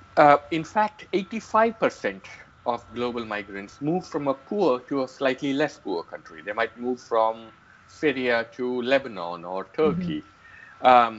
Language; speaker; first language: English; non-native, local second language; Gujarati